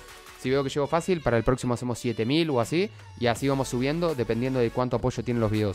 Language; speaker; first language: Spanish; native; Spanish